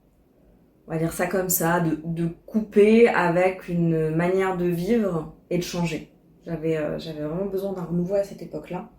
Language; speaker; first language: French; native; French